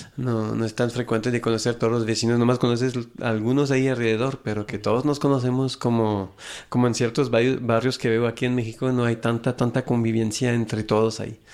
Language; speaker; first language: Spanish; non-native, fluent; French